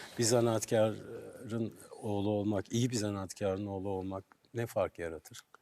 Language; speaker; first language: Turkish; native; Turkish